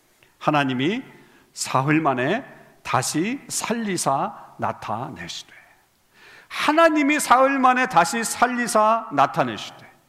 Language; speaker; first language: Korean; native; Korean